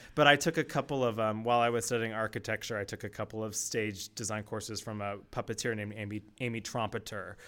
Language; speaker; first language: English; native; English